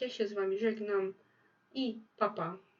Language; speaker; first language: Polish; native; Polish